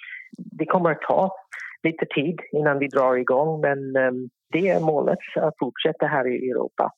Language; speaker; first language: Swedish; non-native, fluent; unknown